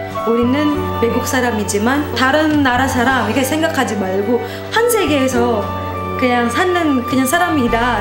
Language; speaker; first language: Korean; non-native, fluent; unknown